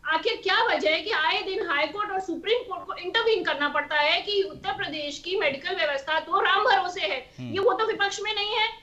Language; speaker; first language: Hindi; native; Hindi